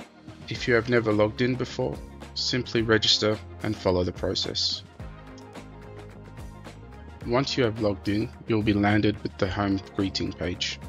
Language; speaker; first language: English; native; English